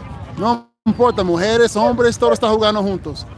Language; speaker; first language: Spanish; non-native, fluent; English